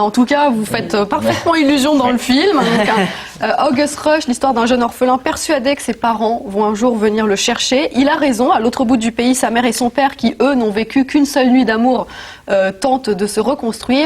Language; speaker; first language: French; native; French